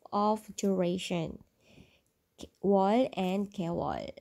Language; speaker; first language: English; non-native, local second language; Filipino